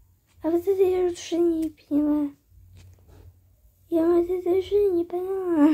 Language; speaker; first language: Russian; early bilingual, heritage; Russian